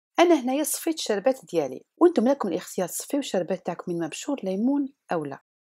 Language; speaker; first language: Arabic; native; Arabic